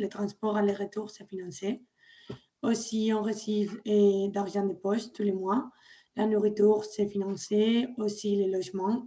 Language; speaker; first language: French; non-native, learner; Spanish